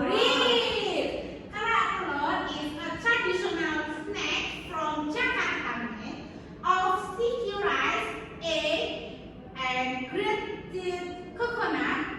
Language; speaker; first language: English; non-native, learner; Indonesian